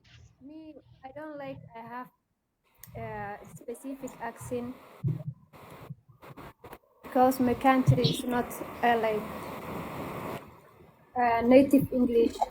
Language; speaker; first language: English; non-native, learner; Chinese